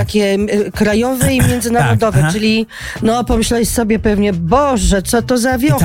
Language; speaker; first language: Polish; native; Polish